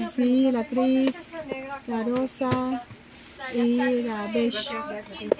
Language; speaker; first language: Spanish; non-native, learner; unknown